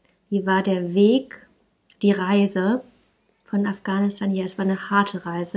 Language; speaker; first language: German; native; German